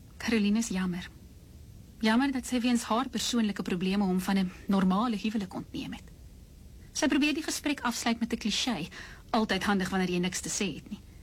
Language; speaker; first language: Afrikaans; native; Afrikaans